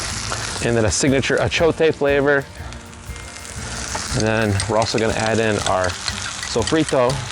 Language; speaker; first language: English; native; English